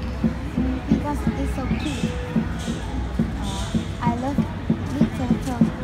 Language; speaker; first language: English; non-native, learner; Vietnamese